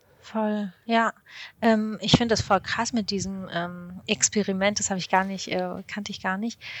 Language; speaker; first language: German; early bilingual, other home language; Arabic